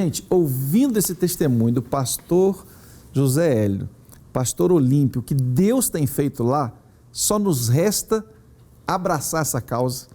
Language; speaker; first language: Portuguese; native; Portuguese